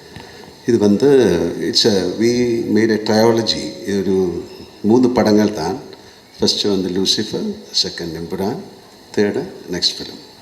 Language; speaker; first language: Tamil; non-native, fluent; Malayalam